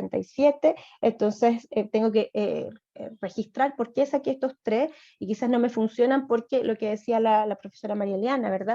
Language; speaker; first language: Spanish; native; Spanish